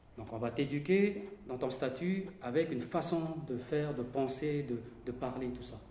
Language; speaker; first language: French; non-native, local second language; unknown